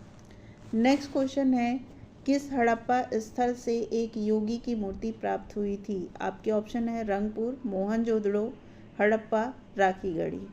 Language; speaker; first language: Hindi; native; Hindi